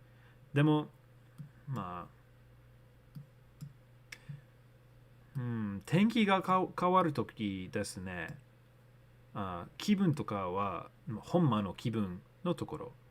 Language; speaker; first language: Japanese; non-native, learner; English